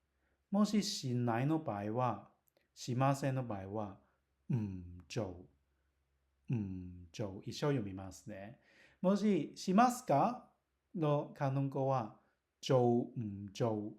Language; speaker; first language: Japanese; non-native, learner; Cantonese